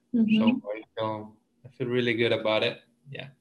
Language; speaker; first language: English; non-native, fluent; Spanish